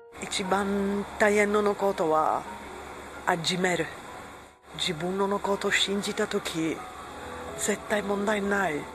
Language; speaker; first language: Japanese; non-native, learner; Italian